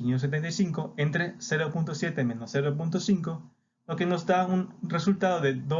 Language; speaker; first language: Spanish; native; Spanish